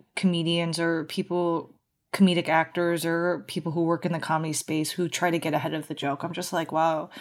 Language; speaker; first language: English; native; English